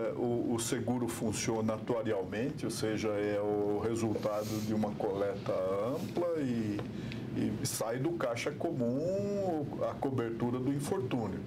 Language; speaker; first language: Portuguese; native; Portuguese